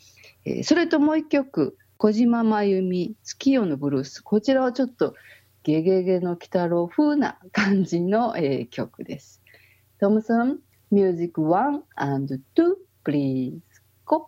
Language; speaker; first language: Japanese; native; Japanese